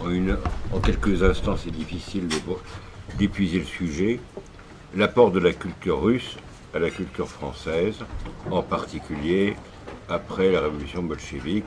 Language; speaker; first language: French; native; French